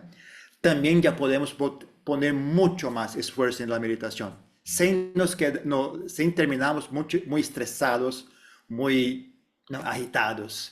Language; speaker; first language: Spanish; non-native, fluent; Portuguese